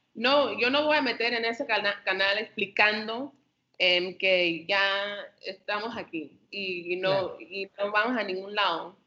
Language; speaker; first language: Spanish; early bilingual, heritage; Spanish